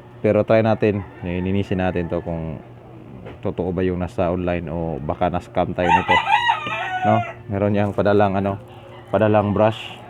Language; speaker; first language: Filipino; non-native, local second language; Cebuano